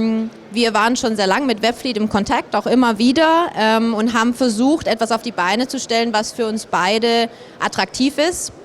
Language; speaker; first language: German; native; German